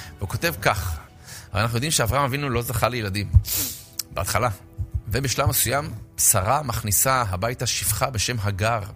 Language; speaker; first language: Hebrew; native; Hebrew